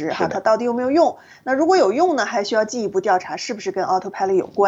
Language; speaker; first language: Chinese; native; Chinese